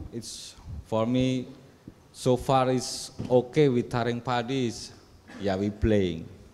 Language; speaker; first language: English; non-native, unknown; Indonesian